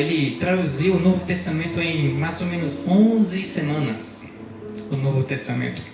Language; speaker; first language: Portuguese; non-native, fluent; German